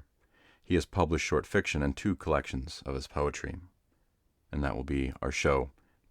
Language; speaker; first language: English; native; English